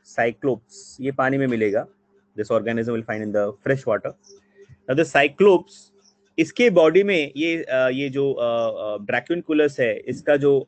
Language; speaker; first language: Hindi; non-native, local second language; Bangla